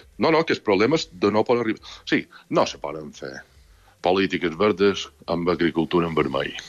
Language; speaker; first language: Catalan; native; Catalan